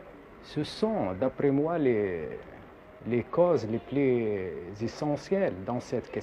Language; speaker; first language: French; non-native, local second language; Arabic